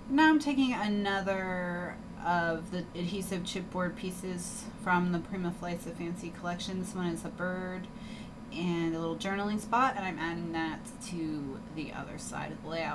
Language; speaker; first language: English; native; English